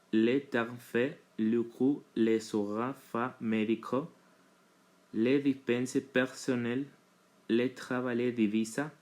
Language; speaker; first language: French; non-native, learner; Spanish